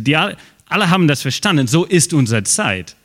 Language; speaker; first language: German; non-native, fluent; English